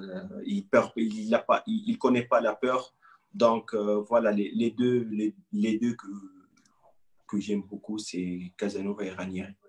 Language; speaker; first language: French; non-native, local second language; Arabic